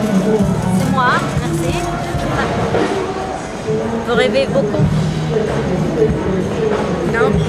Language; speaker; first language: French; non-native, fluent; Arabic